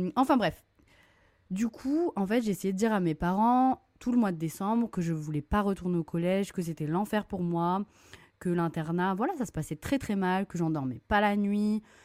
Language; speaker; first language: French; native; French